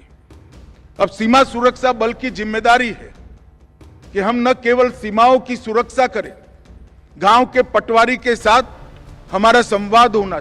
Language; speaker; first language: Hindi; non-native, local second language; Gujarati